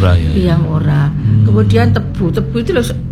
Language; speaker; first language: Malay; non-native, local second language; Javanese